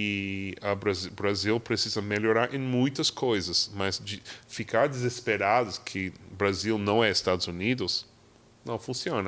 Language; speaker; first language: Portuguese; non-native, fluent; English